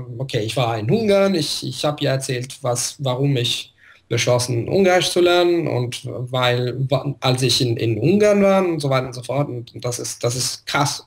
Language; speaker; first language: German; non-native, fluent; Italian